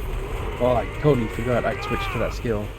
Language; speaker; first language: English; native; English